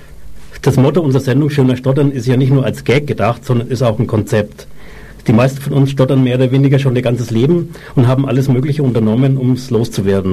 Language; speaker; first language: German; native; German